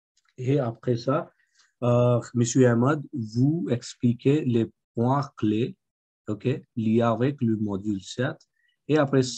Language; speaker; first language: French; non-native, fluent; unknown